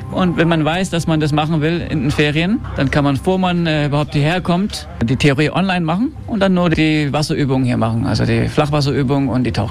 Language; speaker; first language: German; non-native, fluent; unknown